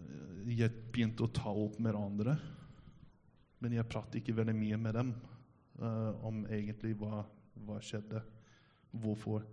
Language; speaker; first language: Norwegian; non-native, fluent; English